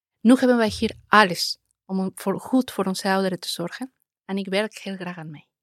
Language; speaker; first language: Dutch; non-native, fluent; Spanish